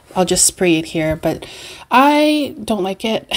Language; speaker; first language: English; native; English